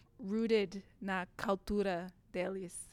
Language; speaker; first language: Portuguese; non-native, learner; English